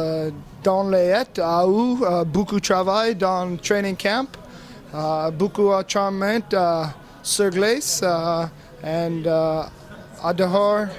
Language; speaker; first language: French; non-native, learner; English